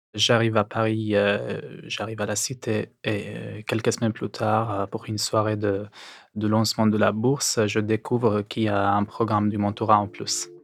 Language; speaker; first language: French; non-native, fluent; Arabic